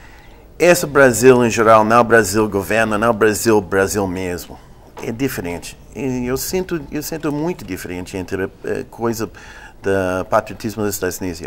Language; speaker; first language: Portuguese; non-native, fluent; English